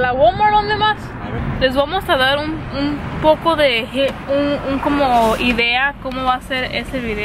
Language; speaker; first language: Spanish; early bilingual, other home language; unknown